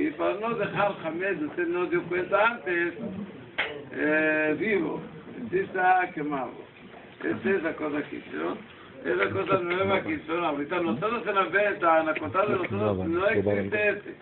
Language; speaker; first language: Spanish; non-native, fluent; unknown